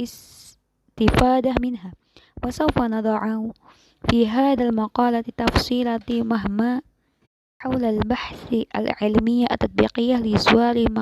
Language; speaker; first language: Arabic; non-native, learner; Indonesian